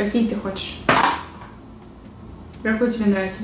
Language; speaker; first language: Russian; native; Russian